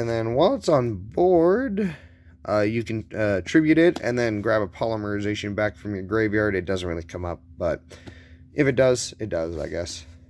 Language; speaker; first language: English; native; English